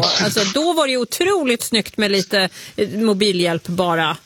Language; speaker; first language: Swedish; native; Swedish